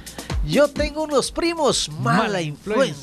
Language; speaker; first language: Spanish; native; Spanish